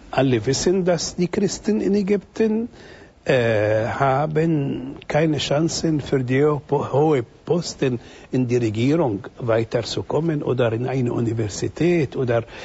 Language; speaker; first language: German; non-native, fluent; Arabic